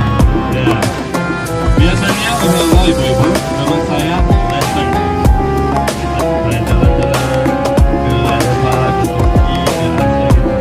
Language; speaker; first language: Indonesian; non-native, learner; Turkish